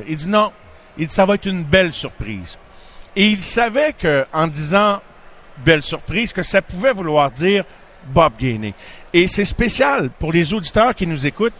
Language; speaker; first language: French; native; French